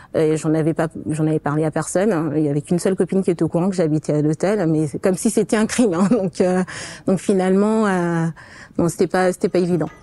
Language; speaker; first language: French; non-native, fluent; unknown